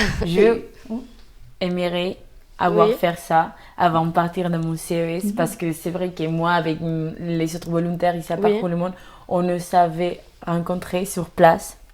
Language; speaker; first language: French; non-native, fluent; Spanish